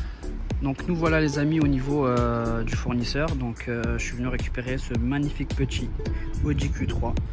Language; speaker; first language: French; native; French